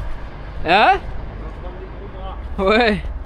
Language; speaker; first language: French; native; French